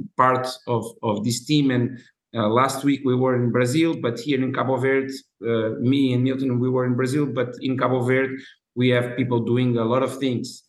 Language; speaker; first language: English; non-native, fluent; Portuguese